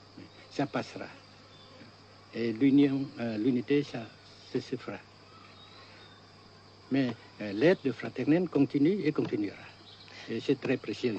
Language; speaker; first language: French; non-native, fluent; Vietnamese